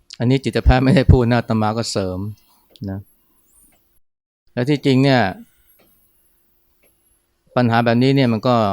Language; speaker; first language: Thai; native; Thai